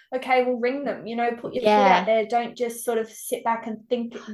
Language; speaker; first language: English; native; English